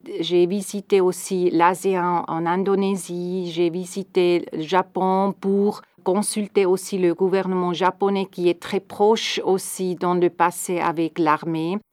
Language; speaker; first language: French; non-native, fluent; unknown